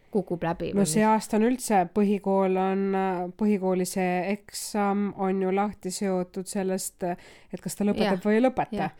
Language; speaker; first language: Estonian; non-native, local second language; Russian